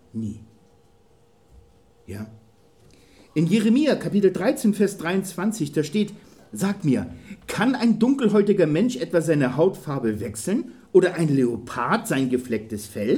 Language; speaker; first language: German; native; German